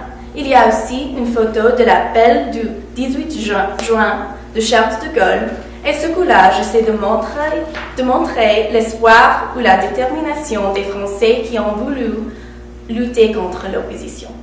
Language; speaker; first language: French; non-native, learner; English